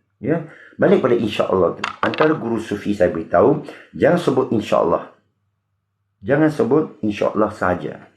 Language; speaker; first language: Malay; non-native, local second language; Min Nan Chinese